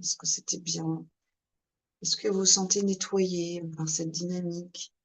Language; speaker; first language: French; native; French